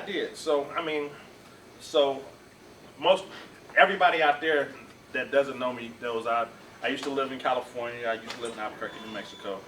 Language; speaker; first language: English; native; English